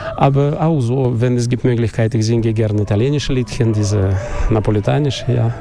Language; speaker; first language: German; non-native, learner; Russian